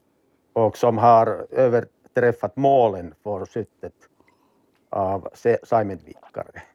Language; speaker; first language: Swedish; non-native, learner; Finnish